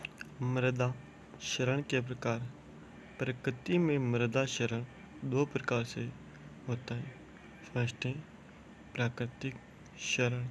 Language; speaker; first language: Hindi; native; Hindi